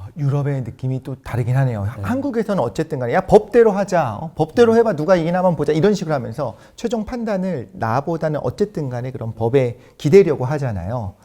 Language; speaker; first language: Korean; native; Korean